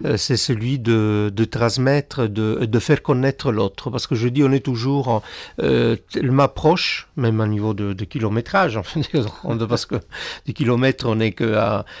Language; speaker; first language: French; non-native, fluent; Italian